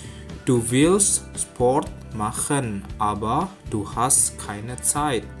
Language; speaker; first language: German; non-native, fluent; Indonesian